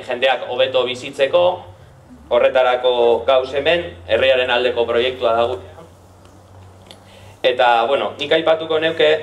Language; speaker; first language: Basque; native; Basque